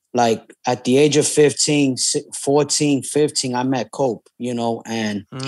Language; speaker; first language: English; native; English